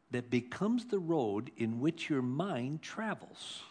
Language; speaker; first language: English; native; English